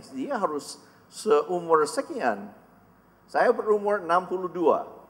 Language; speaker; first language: Indonesian; non-native, fluent; English